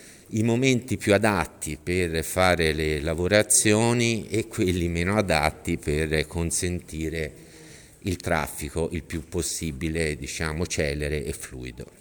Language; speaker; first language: Italian; native; Italian